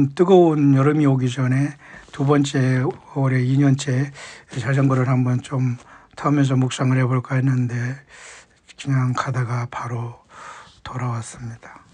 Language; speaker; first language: Korean; native; Korean